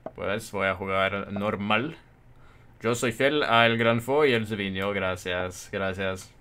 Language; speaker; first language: Spanish; non-native, fluent; Norwegian